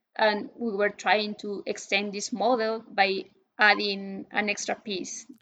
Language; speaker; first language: English; non-native, fluent; Spanish